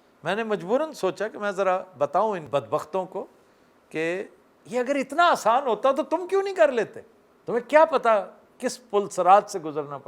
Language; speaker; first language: Urdu; native; Urdu